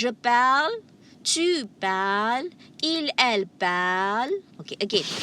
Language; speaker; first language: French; non-native, fluent; Malay